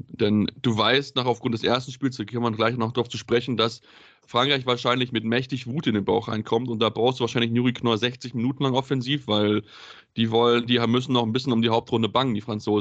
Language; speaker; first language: German; native; German